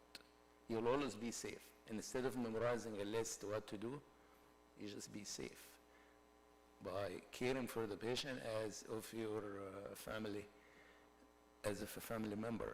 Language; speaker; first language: English; non-native, fluent; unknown